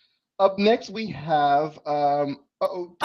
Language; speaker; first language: English; native; English